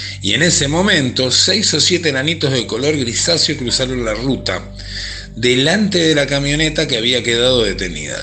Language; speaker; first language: Spanish; native; Spanish